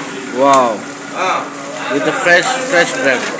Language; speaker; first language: English; non-native, fluent; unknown